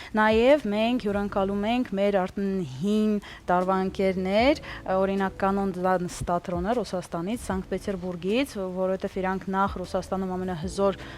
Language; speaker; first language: Armenian; early bilingual, heritage; Armenian